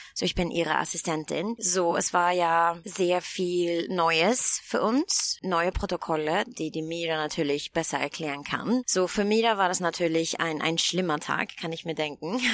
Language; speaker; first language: German; non-native, fluent; Greek